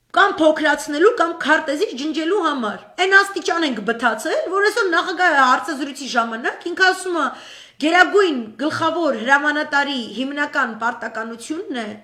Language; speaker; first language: Armenian; native; Armenian